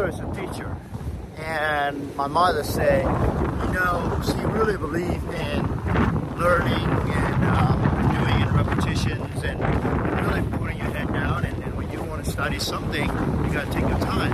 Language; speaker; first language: English; non-native, fluent; Indonesian